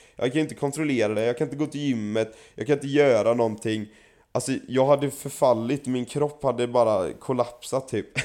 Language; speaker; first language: Swedish; native; Swedish